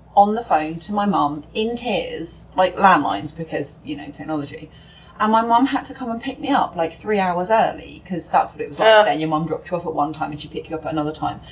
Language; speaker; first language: English; native; English